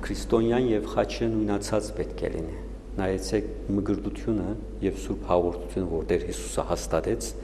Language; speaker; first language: Armenian; early bilingual, heritage; Armenian